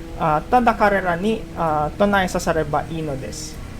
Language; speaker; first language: Japanese; non-native, learner; Filipino